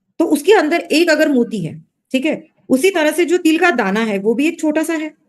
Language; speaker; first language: Hindi; non-native, local second language; Marathi